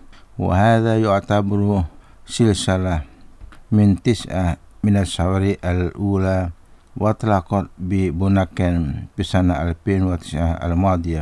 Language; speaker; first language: Arabic; non-native, fluent; Indonesian